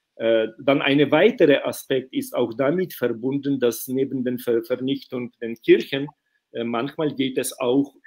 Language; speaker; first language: German; non-native, fluent; Ukrainian